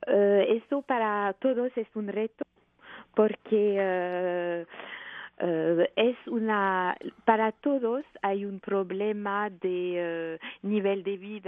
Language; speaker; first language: Spanish; non-native, fluent; French